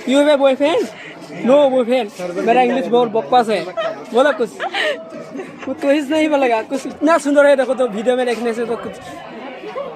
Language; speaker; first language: Hindi; non-native, local second language; Assamese